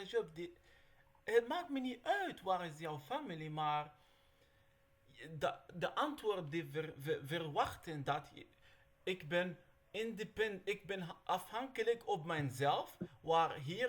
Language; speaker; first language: Dutch; non-native, learner; Arabic